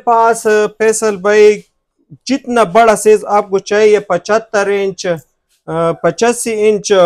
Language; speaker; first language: Urdu; non-native, local second language; Pashto